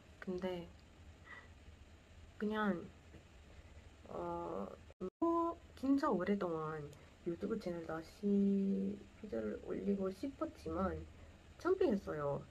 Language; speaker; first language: Korean; non-native, learner; Portuguese